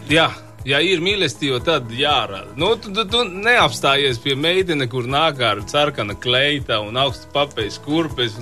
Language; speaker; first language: Latvian; non-native, fluent; Spanish